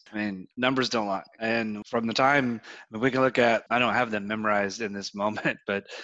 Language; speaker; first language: English; native; English